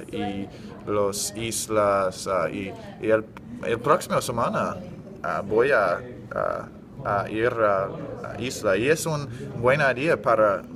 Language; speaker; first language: Spanish; non-native, learner; English